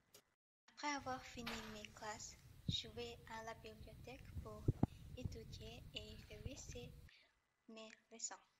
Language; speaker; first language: French; non-native, learner; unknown